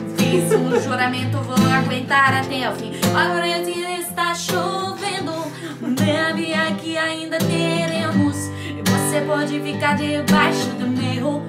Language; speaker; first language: Portuguese; non-native, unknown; English